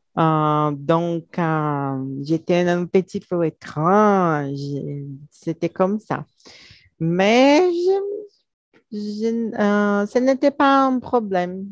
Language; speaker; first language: French; non-native, learner; Portuguese